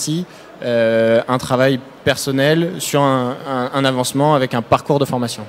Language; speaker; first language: French; native; French